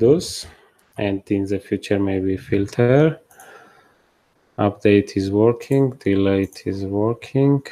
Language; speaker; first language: English; non-native, fluent; Georgian